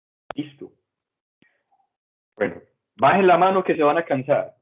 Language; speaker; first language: Spanish; native; Spanish